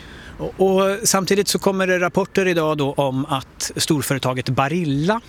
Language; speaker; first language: Swedish; native; Swedish